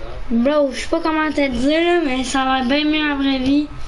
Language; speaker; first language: French; early bilingual, heritage; French